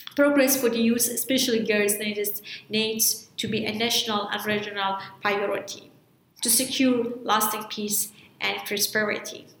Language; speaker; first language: English; non-native, fluent; Persian